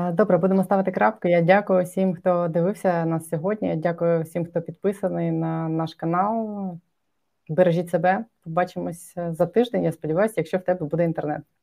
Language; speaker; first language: Ukrainian; native; Ukrainian